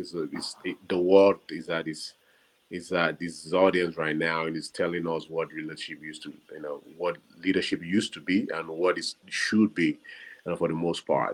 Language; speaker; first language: English; non-native, local second language; Yoruba